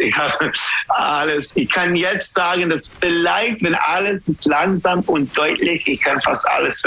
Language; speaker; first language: German; non-native, learner; English